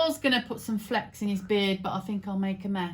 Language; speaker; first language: English; native; English